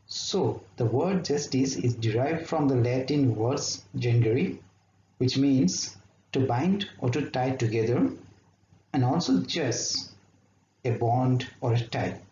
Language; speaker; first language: English; non-native, local second language; Assamese